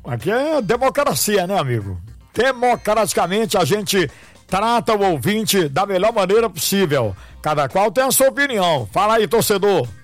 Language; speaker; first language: Portuguese; native; Portuguese